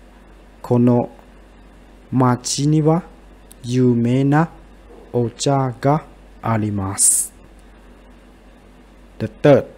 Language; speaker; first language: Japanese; non-native, fluent; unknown